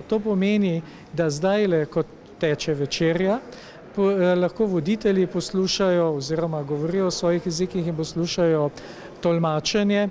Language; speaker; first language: Slovenian; native; Slovenian